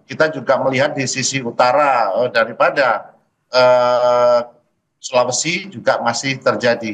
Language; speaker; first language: Indonesian; native; Indonesian